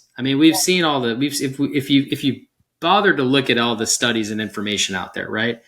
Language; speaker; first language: English; native; English